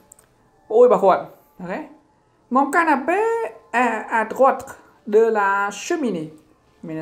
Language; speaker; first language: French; non-native, learner; Khmer